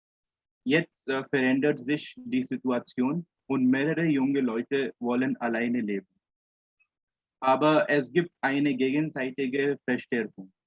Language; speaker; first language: German; non-native, fluent; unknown